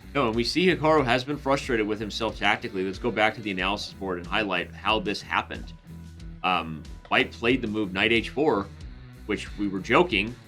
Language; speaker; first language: English; native; English